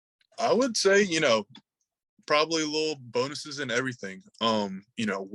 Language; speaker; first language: English; native; English